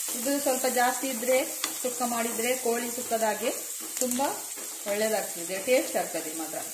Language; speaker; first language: Kannada; non-native, local second language; Tulu